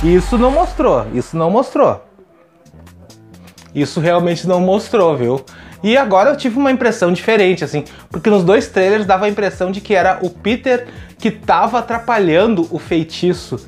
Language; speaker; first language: Portuguese; native; Portuguese